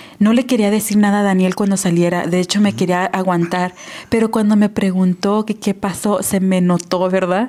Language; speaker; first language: Spanish; early bilingual, heritage; Spanish